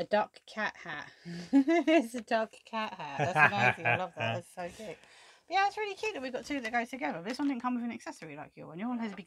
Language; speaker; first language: English; native; English